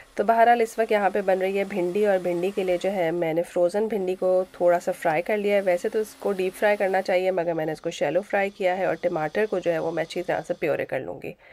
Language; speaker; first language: Urdu; native; Urdu